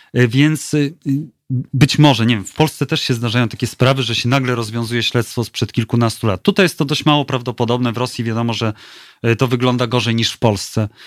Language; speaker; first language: Polish; native; Polish